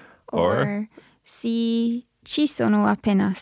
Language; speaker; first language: Italian; non-native, learner; English